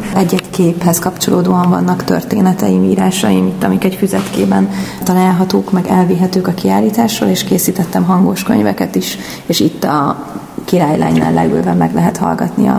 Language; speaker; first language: Hungarian; native; Hungarian